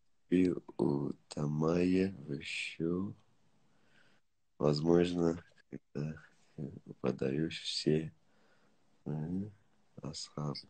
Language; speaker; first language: Russian; non-native, learner; Tajik